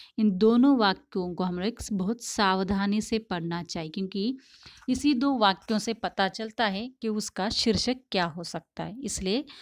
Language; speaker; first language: Hindi; non-native, local second language; Tamil